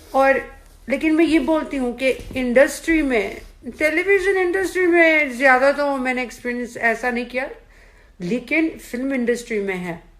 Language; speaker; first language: Hindi; early bilingual, heritage; Hindi